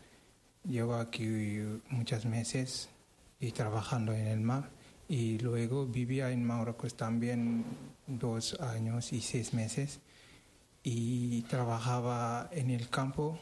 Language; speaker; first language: Spanish; non-native, learner; Wolof